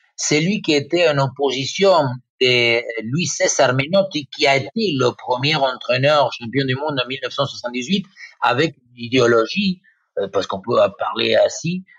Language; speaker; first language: French; non-native, fluent; Spanish